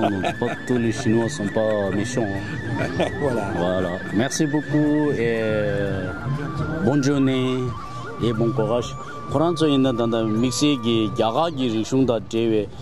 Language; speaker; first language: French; non-native, learner; Tibetan